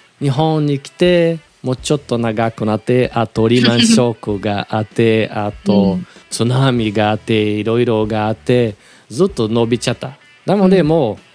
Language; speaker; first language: Japanese; non-native, learner; Portuguese